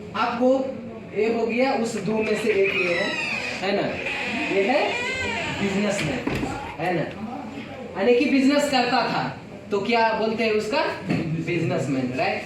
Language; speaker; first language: Hindi; non-native, local second language; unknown